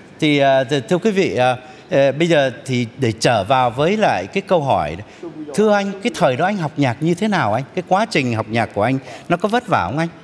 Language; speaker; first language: Vietnamese; native; Vietnamese